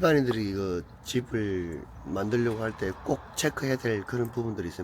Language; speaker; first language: Korean; native; Korean